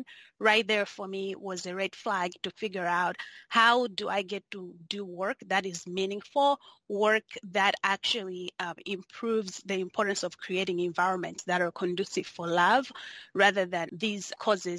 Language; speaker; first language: English; non-native, local second language; Nyanja